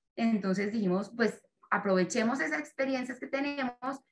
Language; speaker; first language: Spanish; native; Spanish